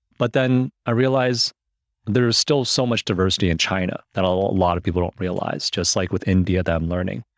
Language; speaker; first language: English; early bilingual, other home language; Chinese